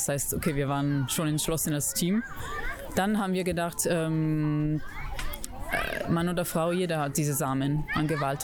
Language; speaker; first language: German; non-native, fluent; Italian